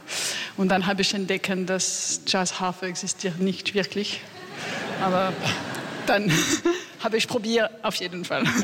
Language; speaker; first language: German; non-native, learner; French